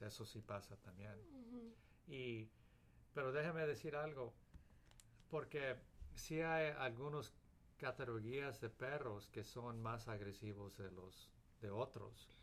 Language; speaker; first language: Spanish; early bilingual, heritage; Spanish